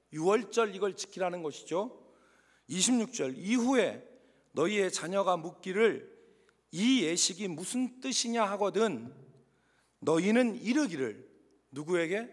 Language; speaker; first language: Korean; native; Korean